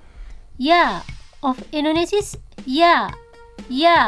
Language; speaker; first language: German; non-native, fluent; Indonesian